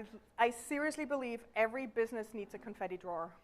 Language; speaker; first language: English; non-native, fluent; German